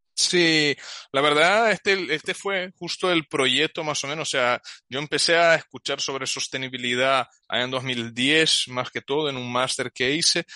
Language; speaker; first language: Spanish; non-native, fluent; Portuguese